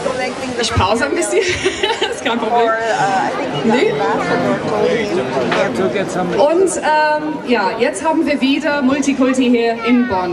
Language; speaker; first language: German; non-native, fluent; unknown